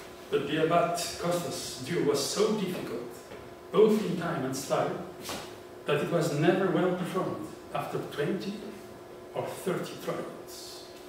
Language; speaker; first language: English; non-native, fluent; Portuguese